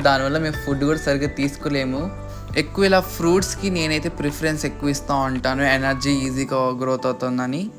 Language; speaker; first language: Telugu; non-native, local second language; Urdu